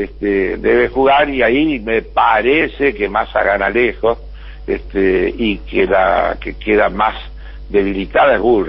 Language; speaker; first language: Spanish; native; Spanish